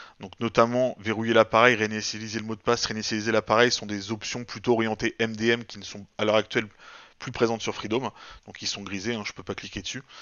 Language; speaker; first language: French; native; French